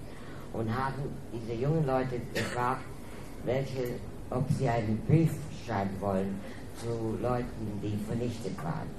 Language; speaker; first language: German; non-native, fluent; English